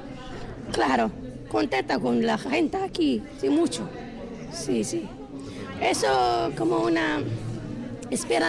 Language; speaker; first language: Spanish; non-native, learner; Arabic